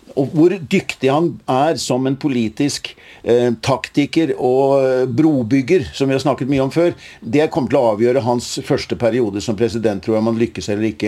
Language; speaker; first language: Norwegian; native; Norwegian